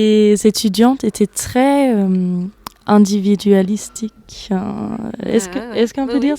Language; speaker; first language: French; non-native, fluent; Danish